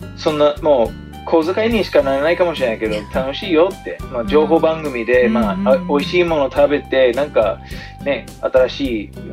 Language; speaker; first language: Japanese; non-native, fluent; English